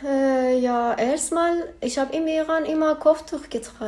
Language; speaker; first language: German; non-native, learner; Persian